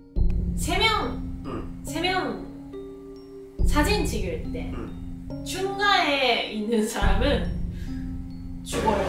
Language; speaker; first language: Korean; non-native, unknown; Japanese